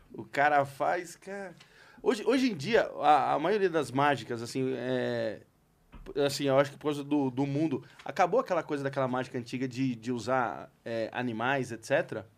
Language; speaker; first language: Portuguese; native; Portuguese